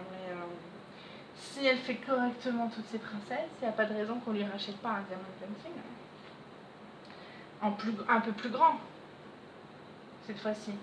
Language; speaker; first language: French; native; French